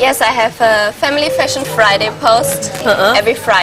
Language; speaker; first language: English; non-native, learner; German